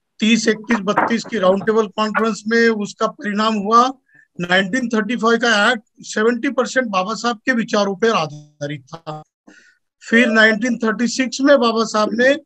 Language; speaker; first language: Hindi; non-native, local second language; Marathi